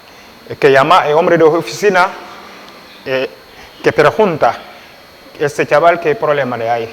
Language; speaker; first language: Spanish; non-native, learner; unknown